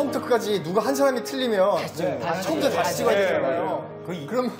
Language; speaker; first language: Korean; native; Korean